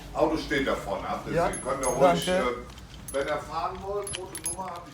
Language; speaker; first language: German; native; German